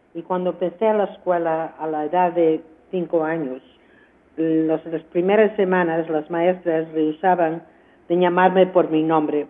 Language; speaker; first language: Spanish; early bilingual, heritage; Spanish